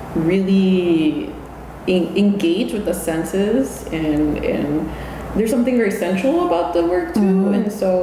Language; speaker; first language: English; early bilingual, other home language; Spanish